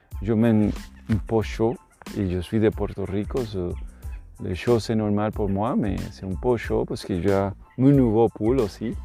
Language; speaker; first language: French; non-native, learner; Spanish